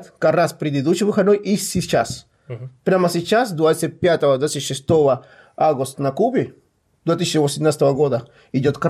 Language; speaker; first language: Russian; non-native, fluent; Spanish